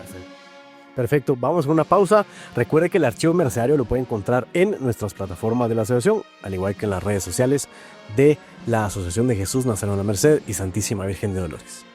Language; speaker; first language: Spanish; native; Spanish